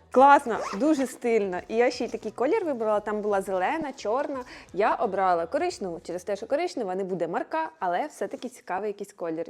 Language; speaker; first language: Ukrainian; non-native, local second language; Russian